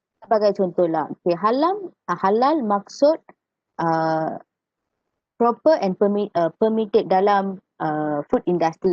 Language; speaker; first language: Malay; native; Malay